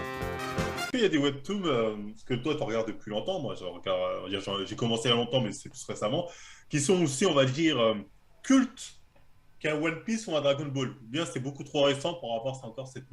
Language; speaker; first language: French; native; French